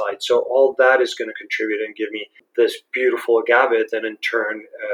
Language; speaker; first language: English; non-native, fluent; Spanish